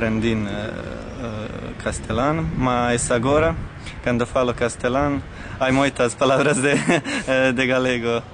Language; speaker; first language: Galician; non-native, learner; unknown